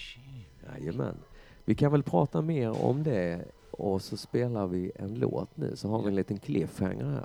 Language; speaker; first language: Swedish; native; Swedish